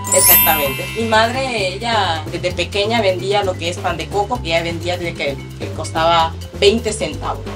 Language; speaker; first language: Spanish; native; Spanish